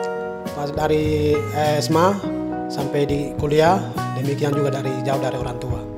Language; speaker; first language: Indonesian; non-native, local second language; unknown